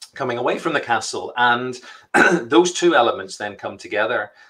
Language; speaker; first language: English; native; English